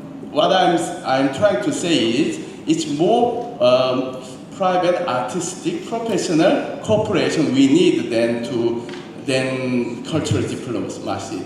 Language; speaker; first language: English; non-native, learner; Korean